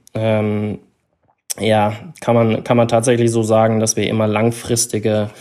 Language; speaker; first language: German; native; German